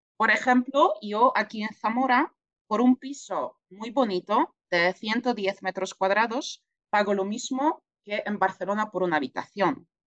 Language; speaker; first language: Spanish; non-native, fluent; Polish